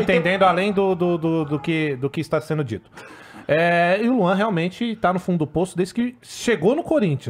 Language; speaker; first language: Portuguese; native; Portuguese